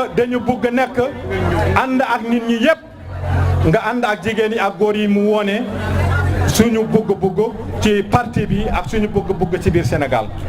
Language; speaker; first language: Wolof; non-native, local second language; Fula